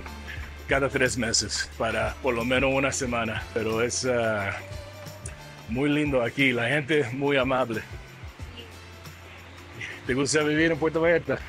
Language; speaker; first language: Spanish; non-native, fluent; English